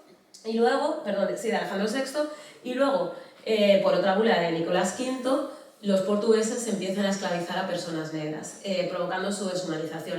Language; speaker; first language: Spanish; native; Spanish